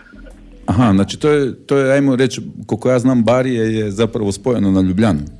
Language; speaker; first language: Serbian; native; Serbian